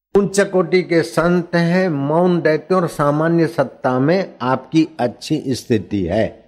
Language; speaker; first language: Hindi; non-native, local second language; Sindhi